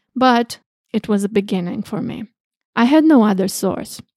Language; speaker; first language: English; non-native, fluent; Romanian